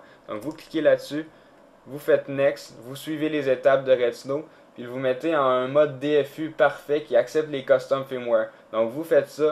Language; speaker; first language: French; native; French